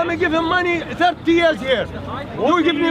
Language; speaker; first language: English; non-native, learner; Arabic